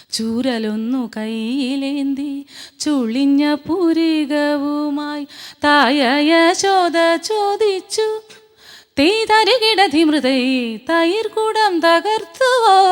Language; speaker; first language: Malayalam; native; Malayalam